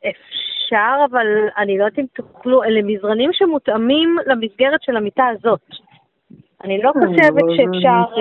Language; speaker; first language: Hebrew; native; Hebrew